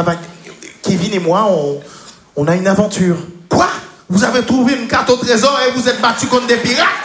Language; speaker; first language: French; native; French